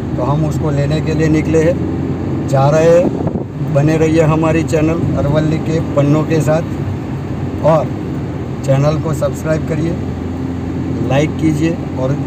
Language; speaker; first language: Hindi; non-native, local second language; Gujarati